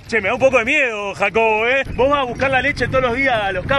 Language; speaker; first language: Spanish; native; Spanish